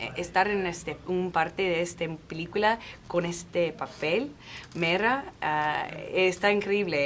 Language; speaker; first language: Spanish; non-native, fluent; English